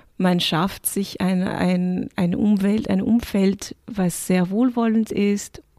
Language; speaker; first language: German; non-native, fluent; French